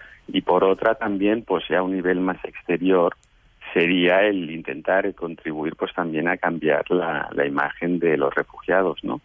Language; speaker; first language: Spanish; native; Spanish